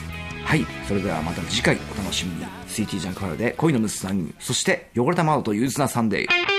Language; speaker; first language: Japanese; native; Japanese